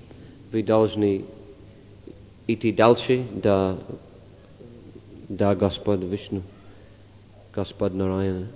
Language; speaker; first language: Russian; non-native, fluent; English